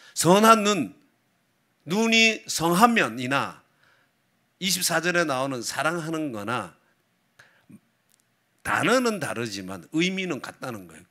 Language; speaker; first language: Korean; native; Korean